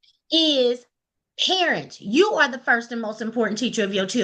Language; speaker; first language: English; native; English